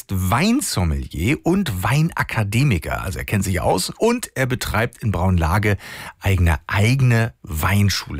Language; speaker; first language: German; native; German